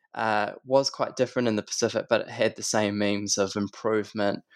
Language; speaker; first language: English; native; English